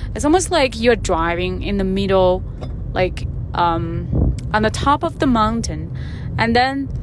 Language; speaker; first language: English; non-native, fluent; Chinese